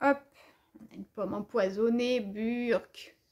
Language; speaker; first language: French; native; French